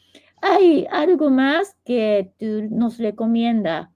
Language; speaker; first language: Spanish; non-native, fluent; Japanese